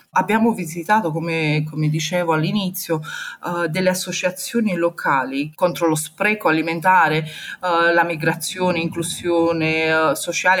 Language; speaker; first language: Italian; non-native, fluent; Romanian